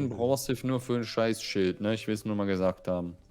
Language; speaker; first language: German; native; German